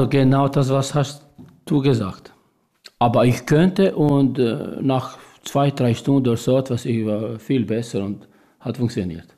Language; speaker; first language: German; non-native, learner; Albanian